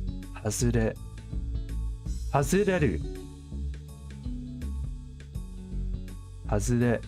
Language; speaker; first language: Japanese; non-native, learner; English